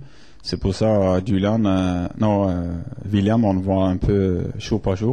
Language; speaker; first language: French; non-native, fluent; Norwegian